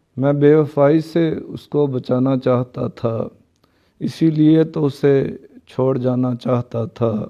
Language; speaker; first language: Urdu; non-native, local second language; Punjabi